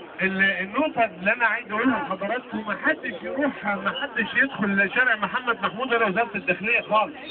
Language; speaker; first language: Arabic; native; Arabic